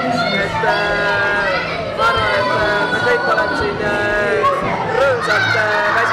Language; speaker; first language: Estonian; native; Estonian